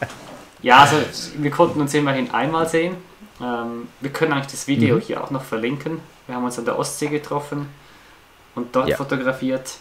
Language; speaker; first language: German; native; German